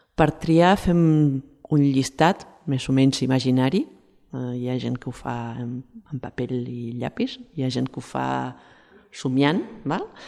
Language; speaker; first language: Catalan; non-native, fluent; Spanish